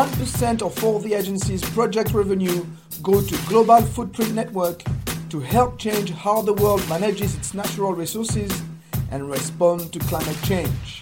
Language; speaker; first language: English; non-native, fluent; French